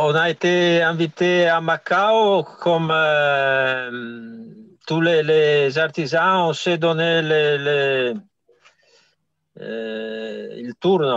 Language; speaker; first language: French; non-native, fluent; Italian